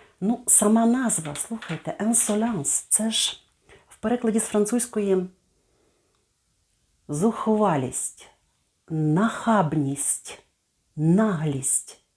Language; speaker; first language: Ukrainian; native; Ukrainian